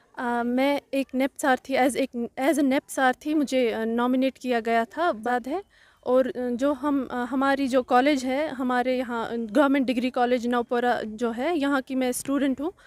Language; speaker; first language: Hindi; non-native, local second language; Kashmiri